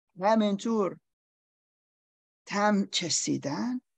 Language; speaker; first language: Persian; non-native, learner; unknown